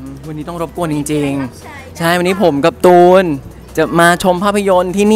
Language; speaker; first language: Thai; native; Thai